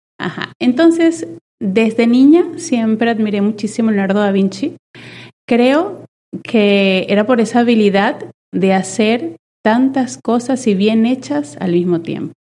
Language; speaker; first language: Spanish; native; Spanish